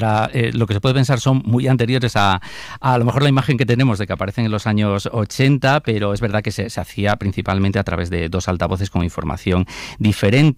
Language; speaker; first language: Spanish; native; Spanish